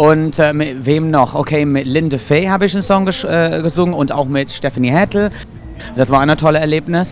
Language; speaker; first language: German; non-native, fluent; English